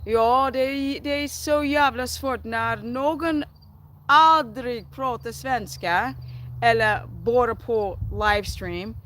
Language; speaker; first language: Swedish; non-native, learner; English